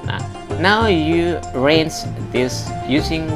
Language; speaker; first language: English; non-native, learner; Indonesian